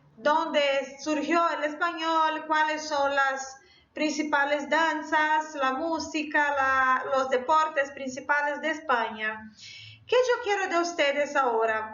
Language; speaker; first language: Spanish; non-native, fluent; Portuguese